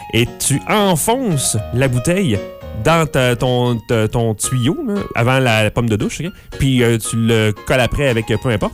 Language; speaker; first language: French; native; French